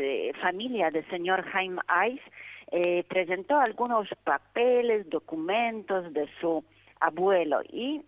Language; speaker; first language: Spanish; non-native, fluent; Polish